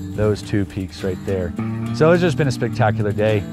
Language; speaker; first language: English; native; English